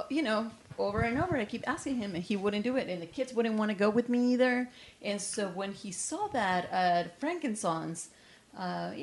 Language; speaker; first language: English; non-native, fluent; Spanish